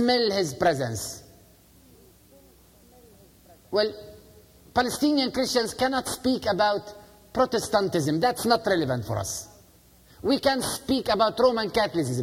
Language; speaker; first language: English; non-native, fluent; Arabic